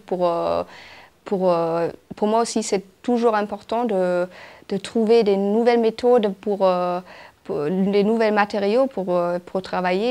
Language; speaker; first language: French; non-native, fluent; German